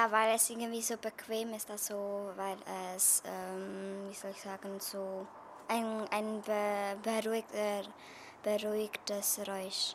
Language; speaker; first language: German; non-native, learner; Czech